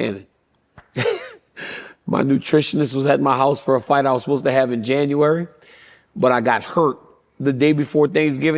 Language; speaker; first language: English; native; English